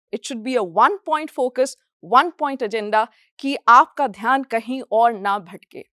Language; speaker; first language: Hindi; non-native, fluent; English